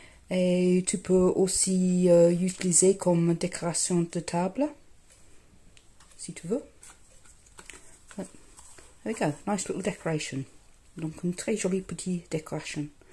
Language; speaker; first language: French; non-native, fluent; English